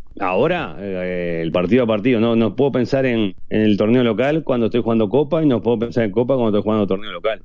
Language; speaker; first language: Spanish; native; Spanish